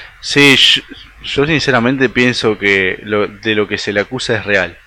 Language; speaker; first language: Spanish; native; Spanish